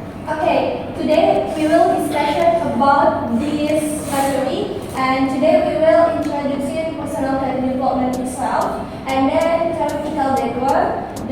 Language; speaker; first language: English; non-native, learner; Indonesian